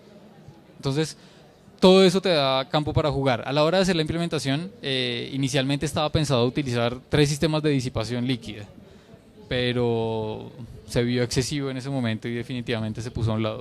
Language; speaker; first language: Spanish; native; Spanish